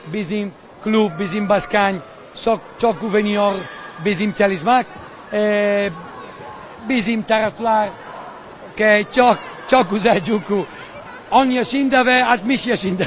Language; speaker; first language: Turkish; non-native, learner; Italian